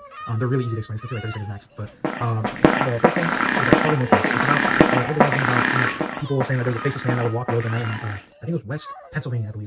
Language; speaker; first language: English; native; English